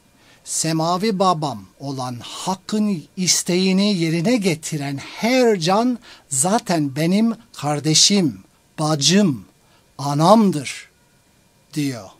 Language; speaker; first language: Turkish; non-native, fluent; English